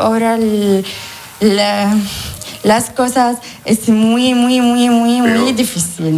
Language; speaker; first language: Spanish; non-native, learner; Arabic